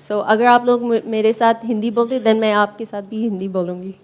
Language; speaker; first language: Hindi; early bilingual, heritage; Punjabi